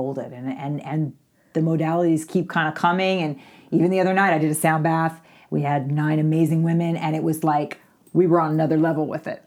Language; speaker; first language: English; native; English